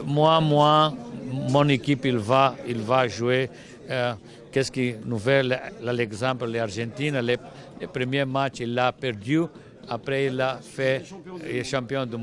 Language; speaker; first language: French; non-native, learner; Portuguese